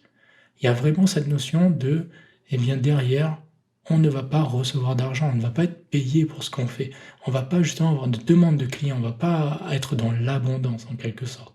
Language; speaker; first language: French; native; French